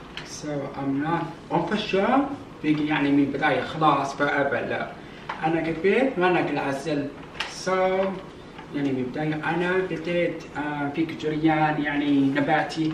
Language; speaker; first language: Arabic; non-native, learner; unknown